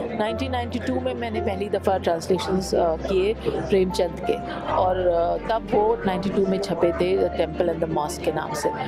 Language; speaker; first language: Hindi; native; Hindi